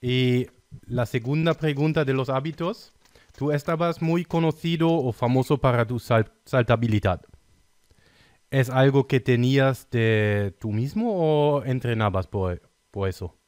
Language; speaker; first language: Spanish; non-native, fluent; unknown